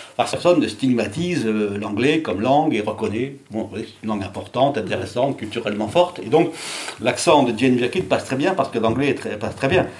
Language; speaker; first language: French; native; French